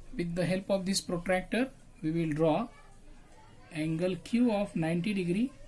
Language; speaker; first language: English; non-native, local second language; Marathi